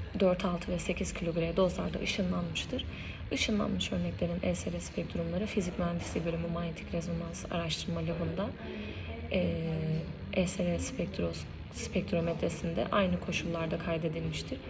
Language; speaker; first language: Turkish; native; Turkish